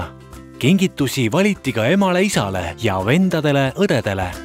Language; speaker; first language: Estonian; native; Estonian